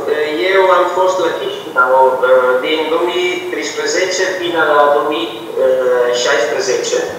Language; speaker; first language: Romanian; non-native, learner; Italian